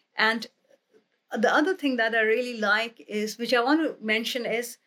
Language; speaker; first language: English; non-native, local second language; Hindi